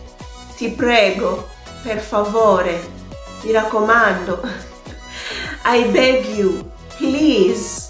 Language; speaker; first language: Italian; non-native, learner; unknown